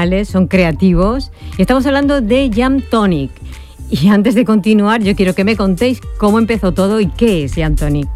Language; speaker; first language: Spanish; native; Spanish